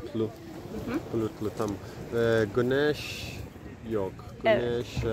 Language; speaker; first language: Turkish; non-native, learner; English